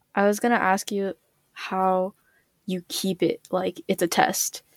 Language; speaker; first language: English; native; English